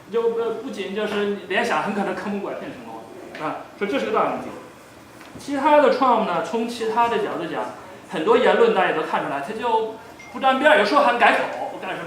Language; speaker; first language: Chinese; native; Chinese